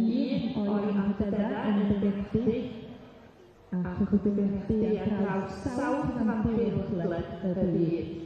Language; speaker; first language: Welsh; native; Welsh